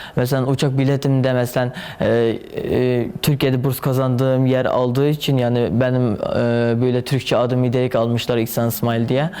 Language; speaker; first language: Turkish; non-native, fluent; Uyghur